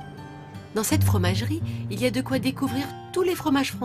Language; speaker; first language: French; native; French